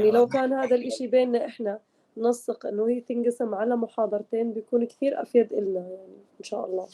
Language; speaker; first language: Arabic; native; Arabic